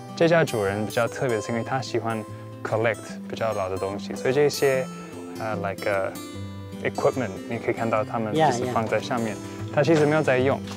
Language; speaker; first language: Chinese; early bilingual, heritage; Chinese